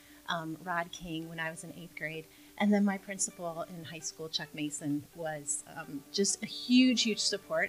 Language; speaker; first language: English; native; English